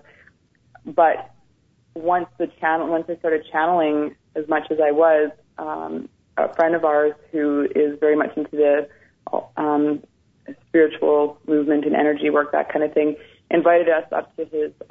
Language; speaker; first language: English; native; English